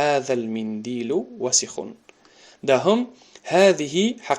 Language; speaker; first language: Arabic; non-native, fluent; Tajik